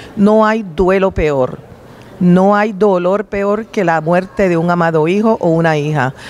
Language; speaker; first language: Spanish; native; Spanish